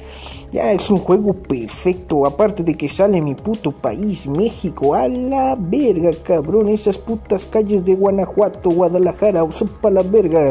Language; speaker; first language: Spanish; native; Spanish